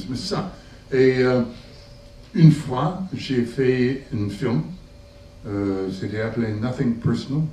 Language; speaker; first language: French; non-native, learner; English